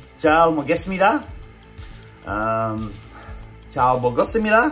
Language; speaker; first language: Korean; non-native, learner; English